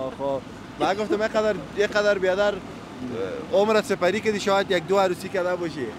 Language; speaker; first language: Persian; native; Persian